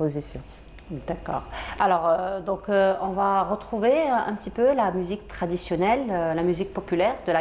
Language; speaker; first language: French; native; French